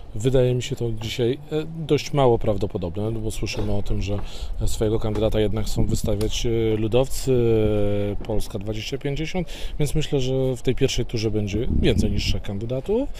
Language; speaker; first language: Polish; native; Polish